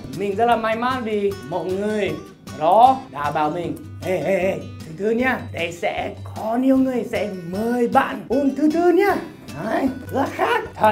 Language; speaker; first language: Vietnamese; non-native, fluent; English